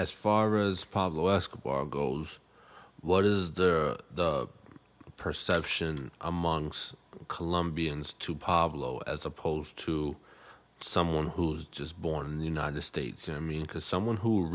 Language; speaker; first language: English; non-native, fluent; Spanish